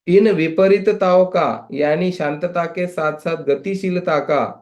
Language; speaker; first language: Hindi; non-native, local second language; Marathi